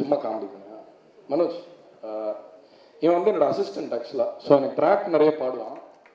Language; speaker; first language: Tamil; native; Tamil